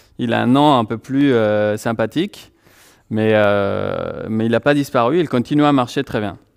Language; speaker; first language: French; non-native, fluent; Spanish